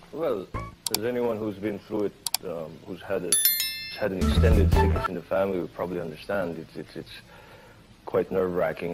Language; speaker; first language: English; non-native, fluent; Filipino